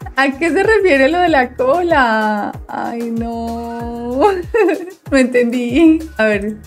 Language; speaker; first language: Spanish; native; Spanish